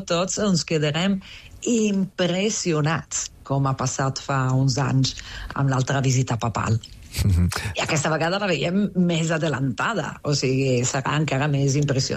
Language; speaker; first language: Catalan; non-native, fluent; Italian